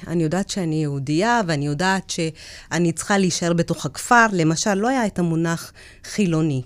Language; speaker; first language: Hebrew; early bilingual, other home language; Amharic